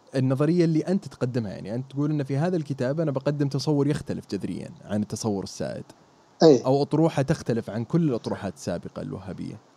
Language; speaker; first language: Arabic; native; Arabic